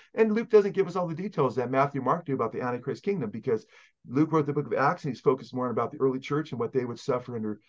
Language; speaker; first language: English; native; English